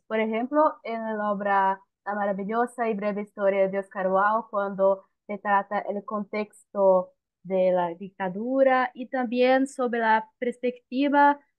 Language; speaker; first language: Spanish; non-native, learner; Portuguese